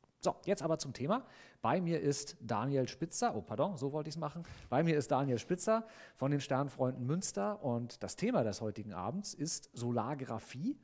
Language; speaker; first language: German; native; German